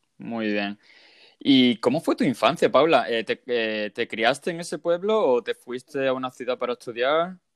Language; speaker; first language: Spanish; native; Spanish